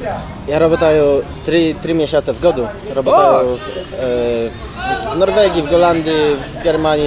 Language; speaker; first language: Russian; non-native, learner; Polish